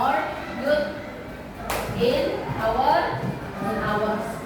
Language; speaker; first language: English; non-native, learner; Indonesian